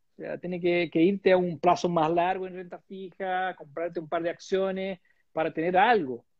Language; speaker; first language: Spanish; non-native, fluent; Portuguese